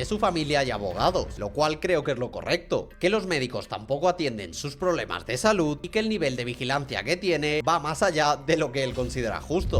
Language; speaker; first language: Spanish; native; Spanish